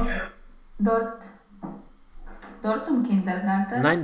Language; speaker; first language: German; non-native, learner; Romanian